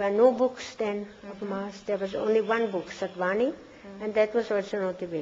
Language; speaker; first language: English; non-native, fluent; German